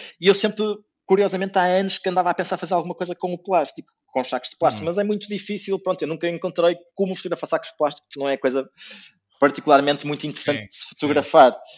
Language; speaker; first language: Portuguese; native; Portuguese